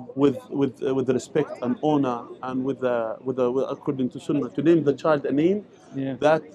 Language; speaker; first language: English; non-native, fluent; Arabic